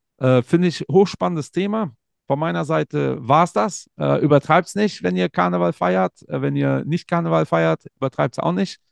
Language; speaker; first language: German; native; German